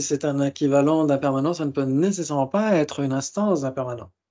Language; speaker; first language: French; native; French